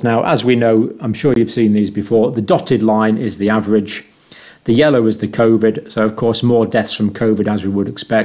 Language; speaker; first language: English; native; English